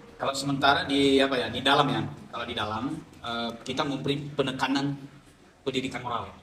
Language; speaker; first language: Indonesian; non-native, local second language; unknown